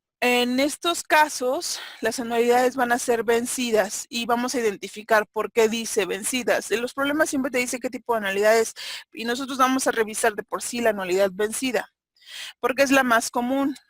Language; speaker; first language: Spanish; native; Spanish